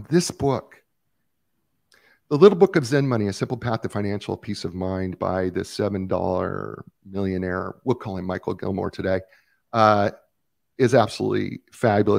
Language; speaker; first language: English; native; English